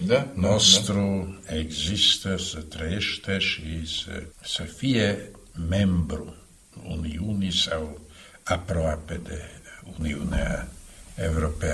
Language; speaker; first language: Romanian; non-native, fluent; Slovak